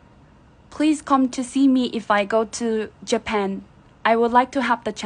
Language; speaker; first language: English; non-native, fluent; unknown